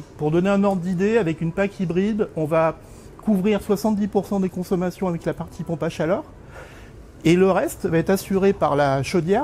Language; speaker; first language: French; native; French